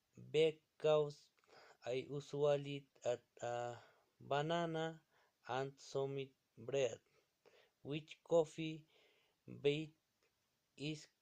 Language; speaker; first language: English; non-native, learner; Spanish